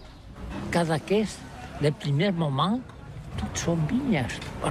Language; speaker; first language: French; non-native, learner; Catalan